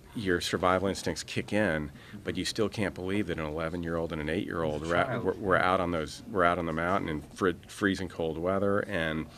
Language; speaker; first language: English; native; English